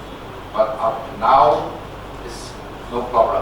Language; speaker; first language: English; non-native, learner; Chinese